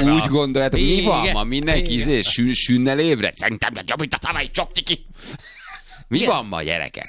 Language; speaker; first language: Hungarian; native; Hungarian